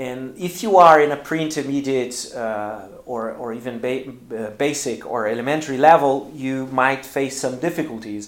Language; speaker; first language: English; non-native, fluent; Portuguese